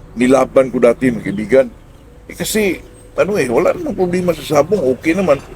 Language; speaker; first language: Filipino; non-native, local second language; Cebuano